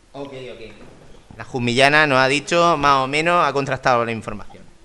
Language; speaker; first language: Spanish; native; Spanish